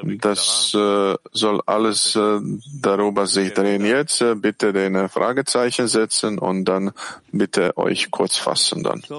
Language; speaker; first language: German; non-native, fluent; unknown